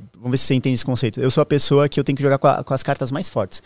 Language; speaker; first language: Portuguese; native; Portuguese